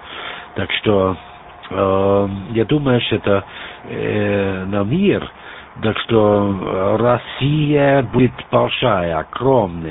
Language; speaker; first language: Russian; non-native, learner; German